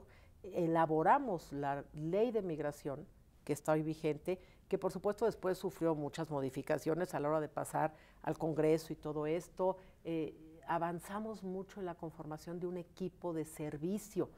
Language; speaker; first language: Spanish; native; Spanish